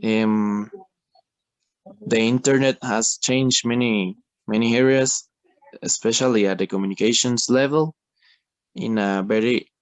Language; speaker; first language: English; non-native, learner; Spanish